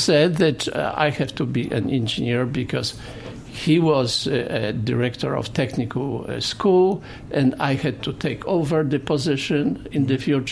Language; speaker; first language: English; non-native, fluent; Polish